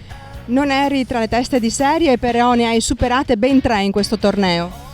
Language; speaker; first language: Italian; native; Italian